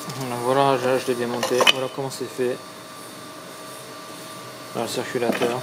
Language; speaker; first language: French; native; French